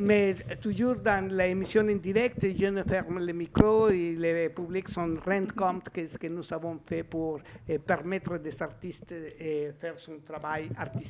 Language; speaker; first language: French; non-native, fluent; Spanish